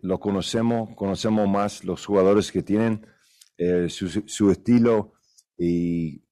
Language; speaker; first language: Spanish; early bilingual, other home language; English